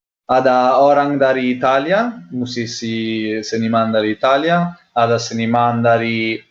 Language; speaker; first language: Indonesian; non-native, learner; Italian